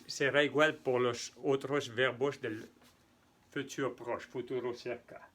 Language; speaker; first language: Spanish; non-native, fluent; French